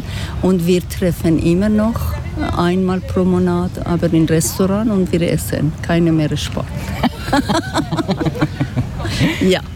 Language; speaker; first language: German; non-native, learner; Persian